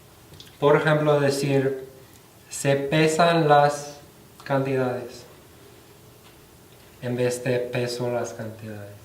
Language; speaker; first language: Spanish; non-native, fluent; English